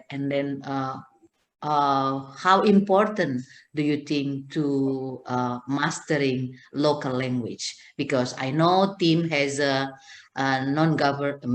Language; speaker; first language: English; non-native, fluent; Indonesian